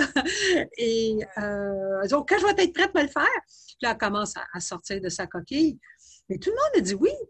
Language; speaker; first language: French; native; French